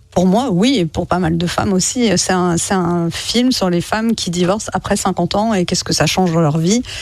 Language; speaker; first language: French; native; French